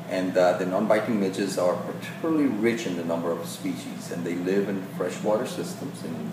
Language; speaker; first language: English; non-native, fluent; Spanish